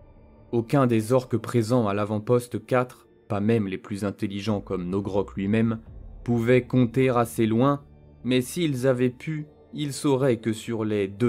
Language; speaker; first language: French; native; French